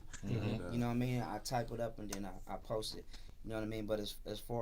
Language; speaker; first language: English; native; English